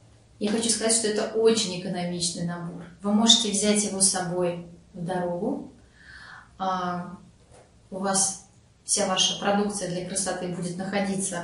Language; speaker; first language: Russian; native; Russian